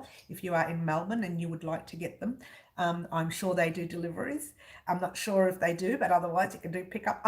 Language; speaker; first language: English; native; English